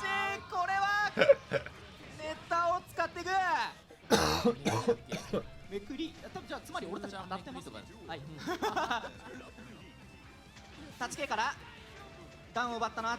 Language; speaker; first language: Japanese; native; Japanese